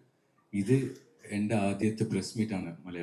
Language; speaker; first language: Malayalam; non-native, learner; Tamil